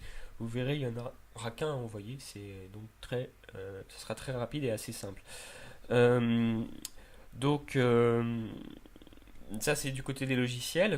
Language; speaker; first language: French; native; French